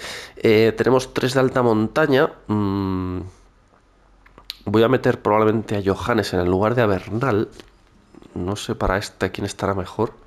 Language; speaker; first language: Spanish; native; Spanish